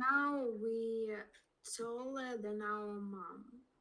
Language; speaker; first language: English; non-native, learner; Russian